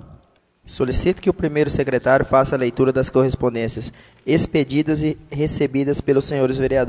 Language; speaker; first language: Portuguese; native; Portuguese